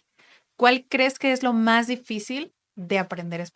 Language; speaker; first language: Spanish; native; Spanish